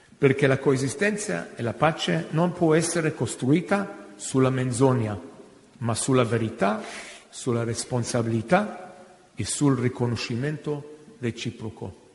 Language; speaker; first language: Italian; non-native, fluent; Hebrew